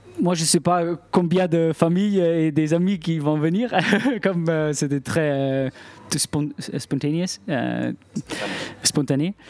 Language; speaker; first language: French; non-native, local second language; Italian